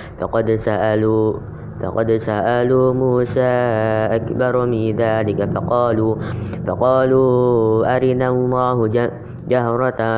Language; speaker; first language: Arabic; non-native, learner; Indonesian